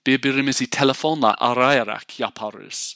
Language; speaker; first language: Turkish; non-native, fluent; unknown